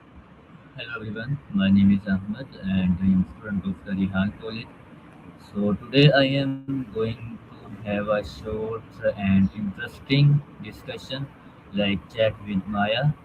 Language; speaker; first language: English; non-native, learner; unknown